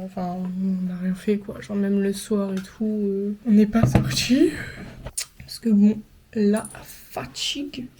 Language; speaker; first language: French; native; French